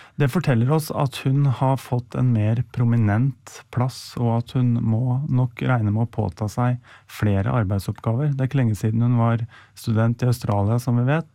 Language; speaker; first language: Norwegian; native; Norwegian